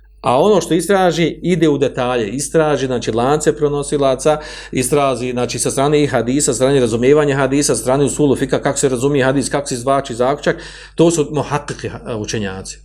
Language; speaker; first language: Bosnian; native; Bosnian